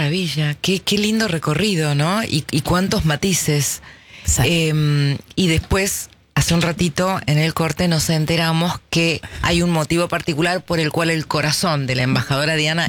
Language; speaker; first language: Spanish; native; Spanish